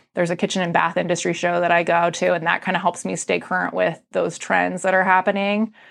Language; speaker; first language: English; native; English